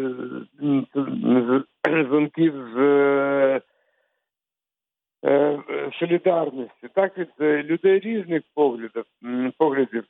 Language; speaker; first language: Ukrainian; non-native, local second language; Russian